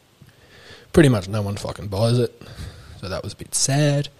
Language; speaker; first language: English; native; English